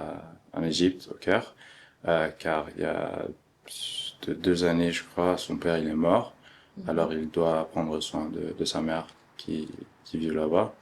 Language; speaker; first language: French; early bilingual, other home language; Arabic